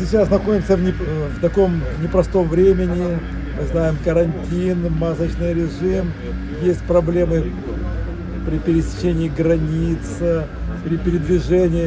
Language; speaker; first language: Russian; native; Russian